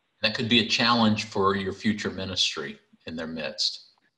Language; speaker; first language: English; native; English